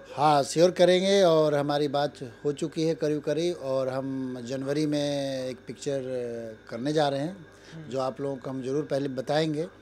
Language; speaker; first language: Hindi; native; Hindi